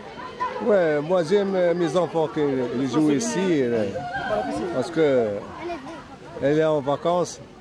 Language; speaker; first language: French; non-native, learner; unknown